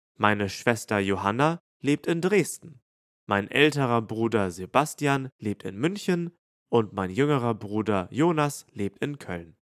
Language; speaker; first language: German; native; German